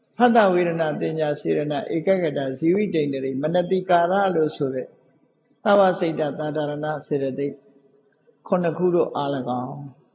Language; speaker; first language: Burmese; native; Burmese